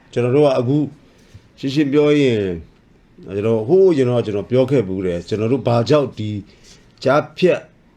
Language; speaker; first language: Burmese; non-native, local second language; S'gaw Karen